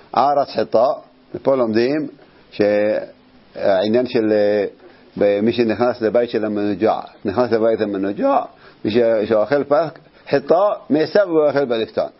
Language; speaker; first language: Hebrew; native; Hebrew